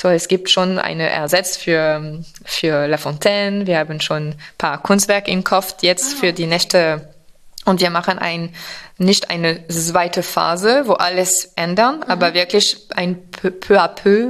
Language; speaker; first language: German; non-native, fluent; French